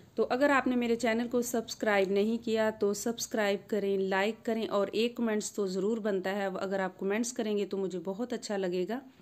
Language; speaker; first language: Urdu; non-native, local second language; Punjabi